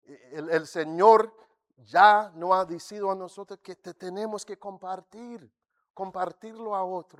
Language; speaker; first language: Spanish; non-native, fluent; English